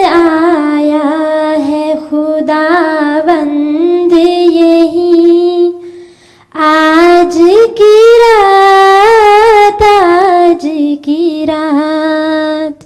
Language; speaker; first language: Urdu; native; Urdu